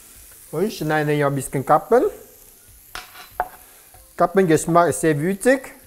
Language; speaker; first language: German; non-native, learner; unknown